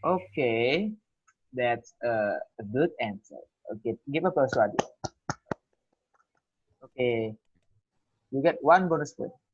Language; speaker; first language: English; non-native, learner; Indonesian